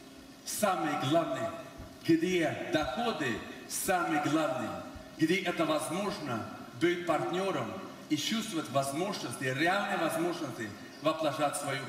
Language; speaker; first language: Russian; non-native, fluent; Swedish